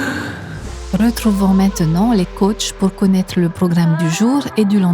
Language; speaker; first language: French; native; French